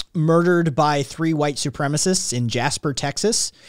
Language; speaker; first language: English; native; English